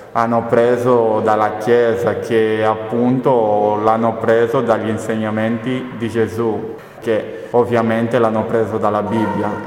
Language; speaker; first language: Italian; non-native, fluent; Portuguese